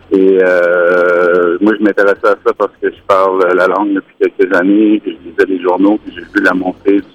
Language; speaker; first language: French; native; French